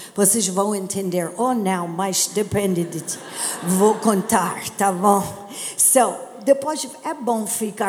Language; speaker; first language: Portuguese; non-native, learner; English